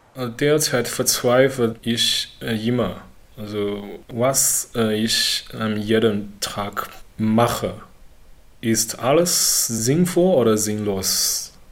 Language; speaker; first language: German; non-native, learner; Chinese